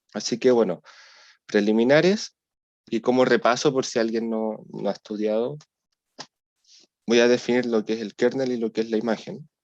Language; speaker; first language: Spanish; native; Spanish